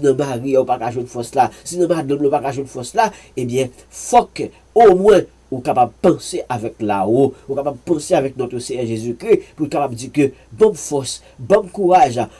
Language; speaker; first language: French; non-native, learner; Haitian Creole